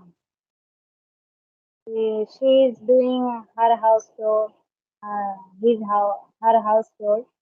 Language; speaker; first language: English; non-native, learner; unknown